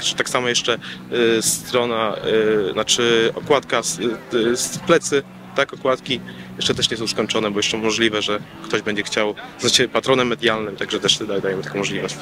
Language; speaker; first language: Polish; native; Polish